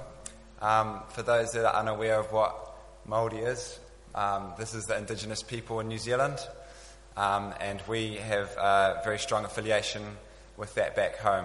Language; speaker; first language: English; native; English